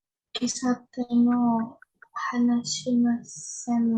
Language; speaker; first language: Japanese; non-native, learner; Indonesian